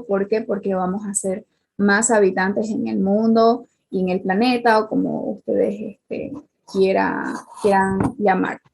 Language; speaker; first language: Spanish; native; Spanish